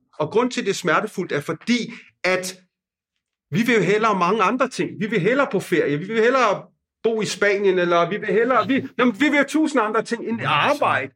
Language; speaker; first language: Danish; non-native, fluent; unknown